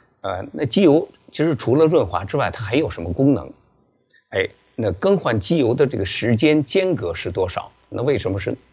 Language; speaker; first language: Chinese; native; Chinese